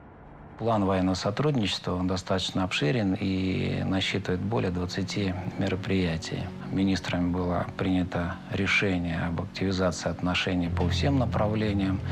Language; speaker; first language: Russian; native; Russian